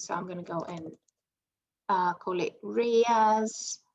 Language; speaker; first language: English; non-native, fluent; Greek